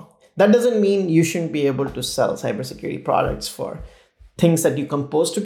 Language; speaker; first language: English; non-native, local second language; Hindi